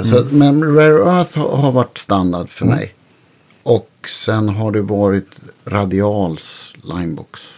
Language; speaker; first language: Swedish; native; Swedish